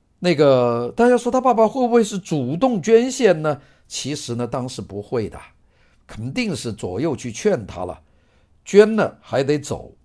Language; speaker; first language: Chinese; non-native, local second language; Cantonese